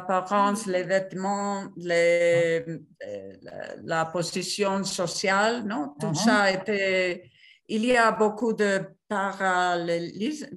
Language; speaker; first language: French; non-native, fluent; Spanish